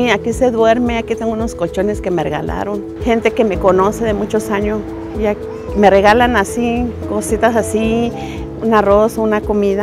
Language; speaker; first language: Spanish; non-native, local second language; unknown